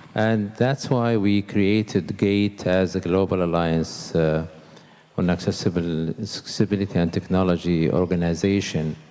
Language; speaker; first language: English; non-native, fluent; Arabic